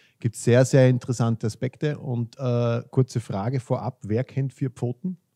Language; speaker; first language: German; native; German